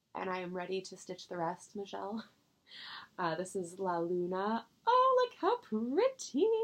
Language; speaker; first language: English; native; English